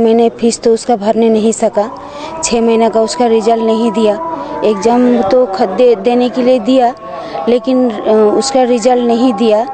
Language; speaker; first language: Hindi; non-native, local second language; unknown